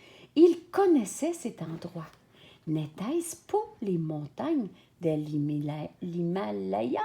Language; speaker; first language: French; native; French